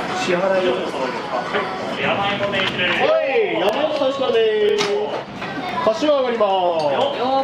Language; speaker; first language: Japanese; native; Japanese